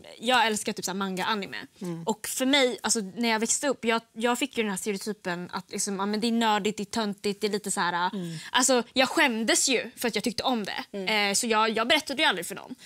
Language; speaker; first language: Swedish; early bilingual, other home language; Vietnamese